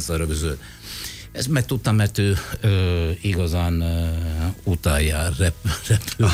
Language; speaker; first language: Hungarian; non-native, fluent; Italian